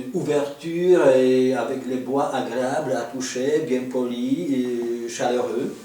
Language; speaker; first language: French; non-native, fluent; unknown